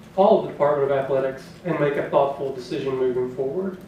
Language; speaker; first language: English; native; English